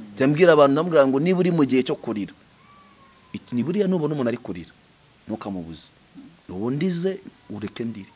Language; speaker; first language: Kinyarwanda; native; Kinyarwanda